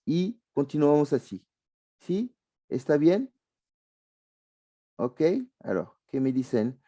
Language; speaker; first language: Spanish; non-native, fluent; French